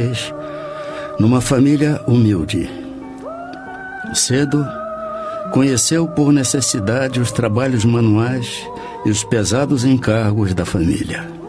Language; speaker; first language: Portuguese; native; Portuguese